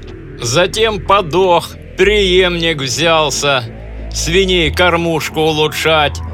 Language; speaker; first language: Russian; native; Russian